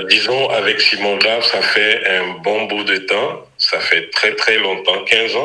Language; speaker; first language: French; non-native, local second language; Ewe